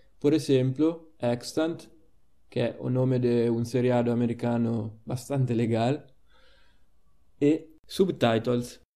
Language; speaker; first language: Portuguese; non-native, fluent; Italian